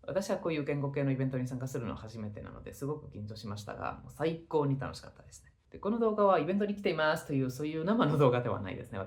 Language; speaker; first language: Japanese; non-native, fluent; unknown